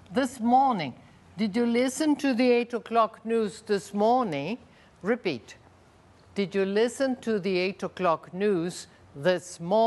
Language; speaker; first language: English; non-native, fluent; Portuguese